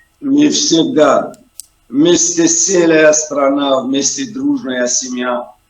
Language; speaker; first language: Russian; non-native, local second language; Tajik